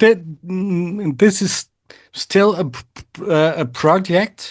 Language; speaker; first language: English; non-native, fluent; Dutch